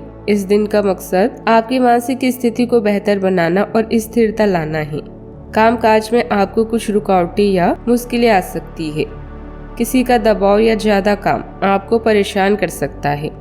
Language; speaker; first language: Hindi; native; Hindi